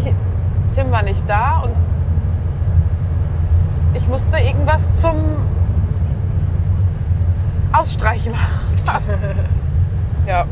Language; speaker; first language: German; native; German